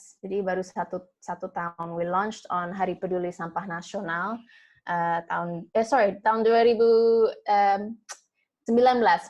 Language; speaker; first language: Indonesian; non-native, fluent; English